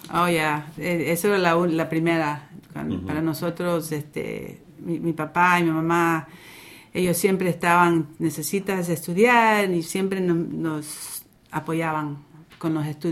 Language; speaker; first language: Spanish; early bilingual, other home language; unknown